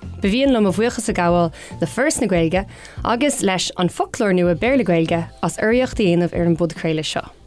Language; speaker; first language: Irish; non-native, local second language; English